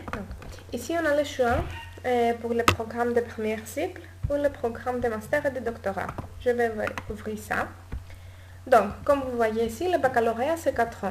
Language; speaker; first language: French; non-native, learner; Greek